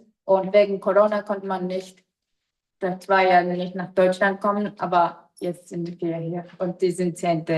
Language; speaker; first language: German; non-native, fluent; Japanese